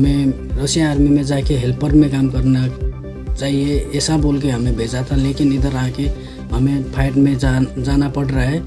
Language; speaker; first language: Hindi; non-native, learner; Nepali